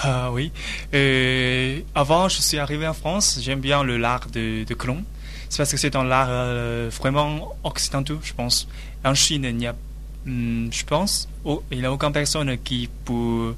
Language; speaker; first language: French; non-native, learner; Chinese